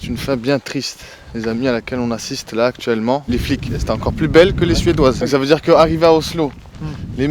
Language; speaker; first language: French; native; French